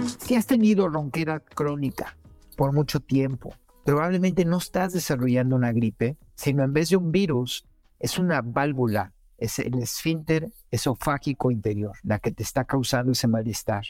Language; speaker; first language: Spanish; native; Spanish